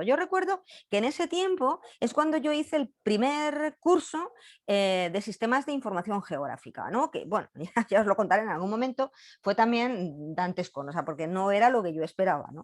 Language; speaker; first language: Spanish; native; Spanish